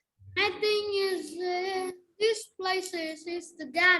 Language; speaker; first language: English; non-native, learner; Vietnamese